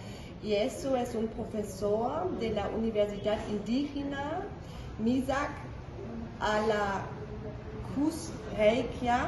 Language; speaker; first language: Spanish; non-native, fluent; German